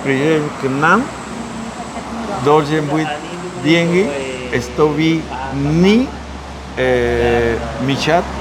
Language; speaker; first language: Russian; non-native, learner; Spanish